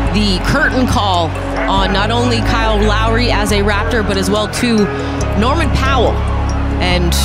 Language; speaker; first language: English; native; English